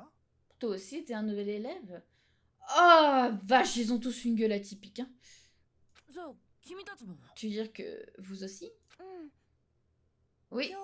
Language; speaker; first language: French; native; French